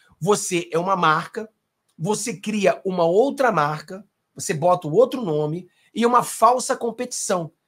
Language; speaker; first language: Portuguese; non-native, fluent; Spanish